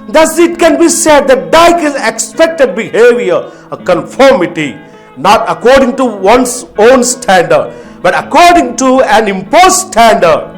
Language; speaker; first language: English; non-native, local second language; Telugu